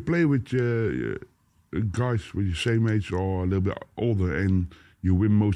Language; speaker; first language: English; non-native, fluent; Dutch